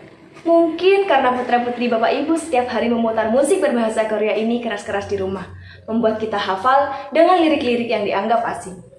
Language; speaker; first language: Indonesian; native; Indonesian